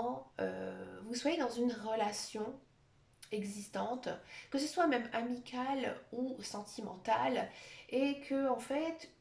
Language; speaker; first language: French; native; French